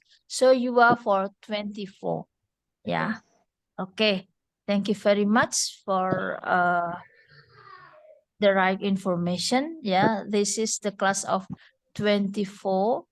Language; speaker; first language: English; non-native, fluent; Indonesian